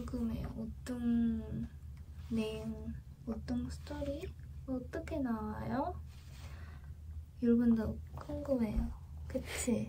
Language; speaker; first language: Korean; non-native, learner; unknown